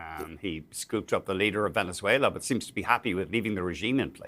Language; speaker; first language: English; native; English